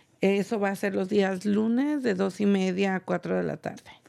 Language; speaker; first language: Spanish; early bilingual, heritage; Spanish